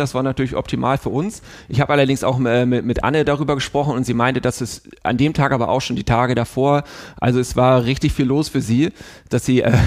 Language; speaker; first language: German; native; German